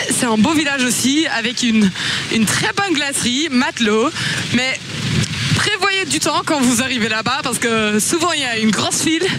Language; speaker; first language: French; native; French